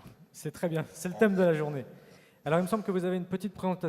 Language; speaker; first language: French; native; French